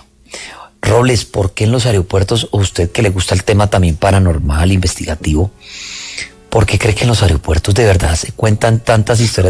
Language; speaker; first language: Spanish; native; Spanish